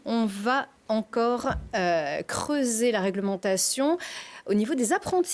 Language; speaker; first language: French; native; French